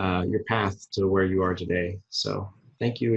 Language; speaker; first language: English; native; English